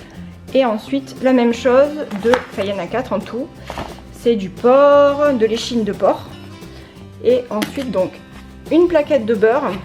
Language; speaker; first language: French; native; French